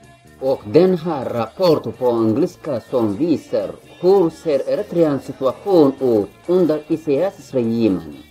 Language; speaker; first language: Swedish; non-native, learner; Tigrinya